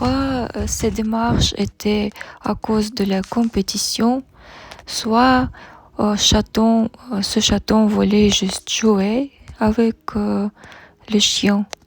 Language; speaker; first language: French; non-native, learner; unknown